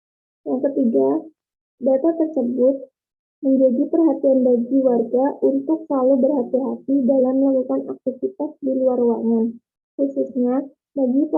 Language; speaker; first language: Indonesian; native; Indonesian